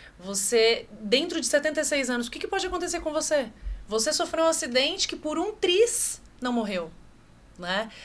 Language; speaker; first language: Portuguese; native; Portuguese